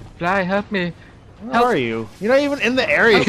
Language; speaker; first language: English; native; English